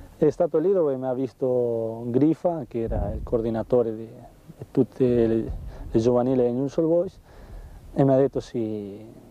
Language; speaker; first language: Italian; non-native, fluent; Spanish